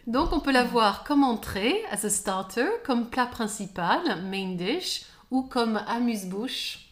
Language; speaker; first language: French; non-native, fluent; English